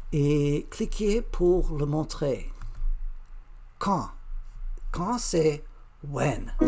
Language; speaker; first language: French; non-native, learner; English